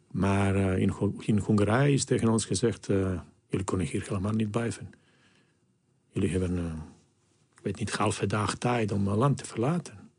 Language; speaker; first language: Dutch; non-native, fluent; Bosnian